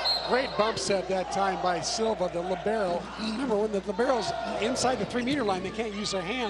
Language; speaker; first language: English; native; English